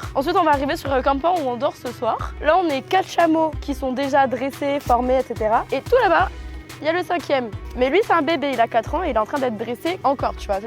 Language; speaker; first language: French; native; French